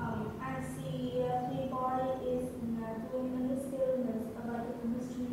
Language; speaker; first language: English; non-native, learner; Vietnamese